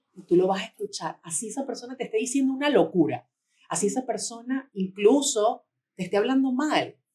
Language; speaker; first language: Spanish; native; Spanish